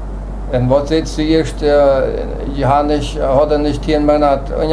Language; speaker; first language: German; non-native, local second language; Plautdietsch